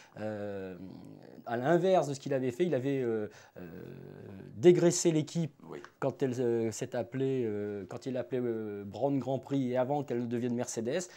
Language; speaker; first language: French; native; French